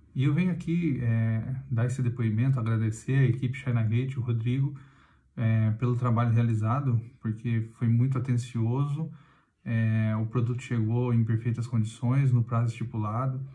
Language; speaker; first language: Portuguese; native; Portuguese